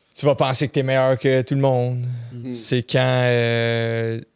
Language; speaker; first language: French; native; French